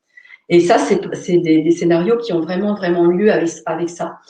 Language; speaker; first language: French; native; French